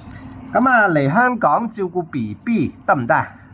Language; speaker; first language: Cantonese; native; Cantonese